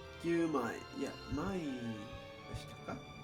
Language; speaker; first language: Japanese; non-native, learner; English